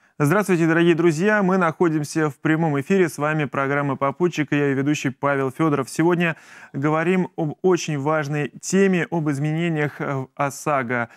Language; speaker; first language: Russian; native; Russian